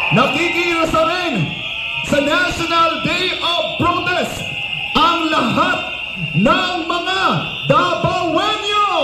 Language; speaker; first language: Filipino; native; Filipino